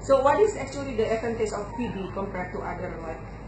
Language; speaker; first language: English; non-native, fluent; Indonesian